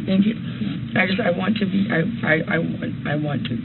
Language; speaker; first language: English; native; English